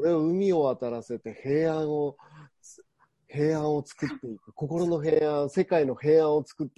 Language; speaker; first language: Japanese; native; Japanese